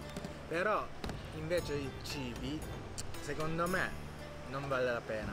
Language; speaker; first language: Italian; non-native, learner; Japanese